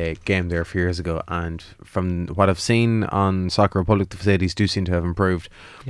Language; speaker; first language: English; native; English